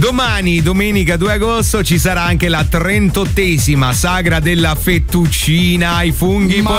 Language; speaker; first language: Italian; native; Italian